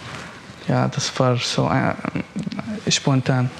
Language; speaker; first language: German; non-native, learner; Arabic